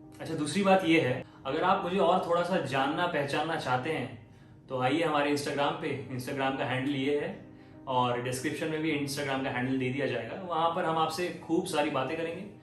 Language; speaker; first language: Hindi; non-native, local second language; Nepali